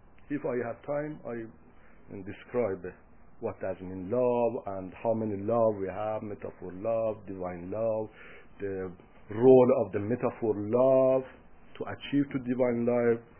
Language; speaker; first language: English; non-native, fluent; Persian